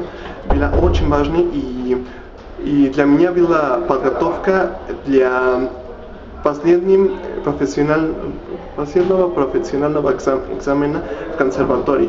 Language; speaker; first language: Russian; non-native, learner; Spanish